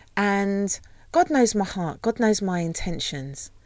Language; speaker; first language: English; native; English